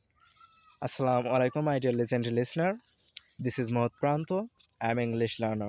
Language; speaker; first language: English; non-native, learner; Bangla